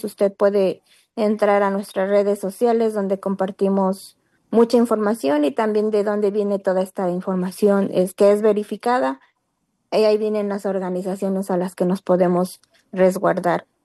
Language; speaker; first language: Spanish; native; Spanish